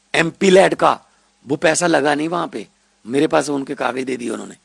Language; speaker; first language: Hindi; non-native, local second language; Punjabi